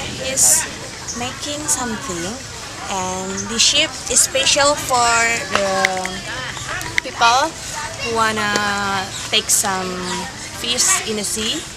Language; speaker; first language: English; non-native, local second language; Indonesian